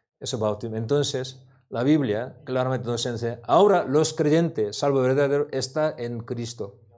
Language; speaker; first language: Spanish; non-native, learner; Korean